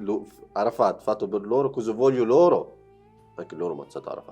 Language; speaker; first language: Italian; non-native, learner; Arabic